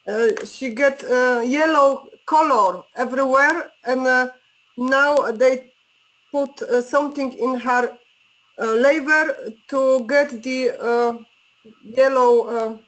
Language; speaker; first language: English; non-native, learner; Polish